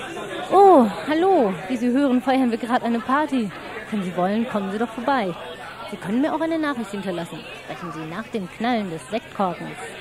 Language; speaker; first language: German; native; German